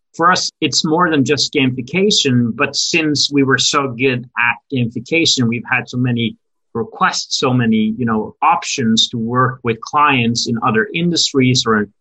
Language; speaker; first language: English; non-native, fluent; Norwegian